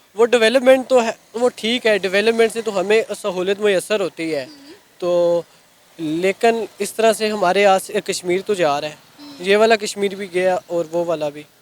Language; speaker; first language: Urdu; non-native, local second language; Kashmiri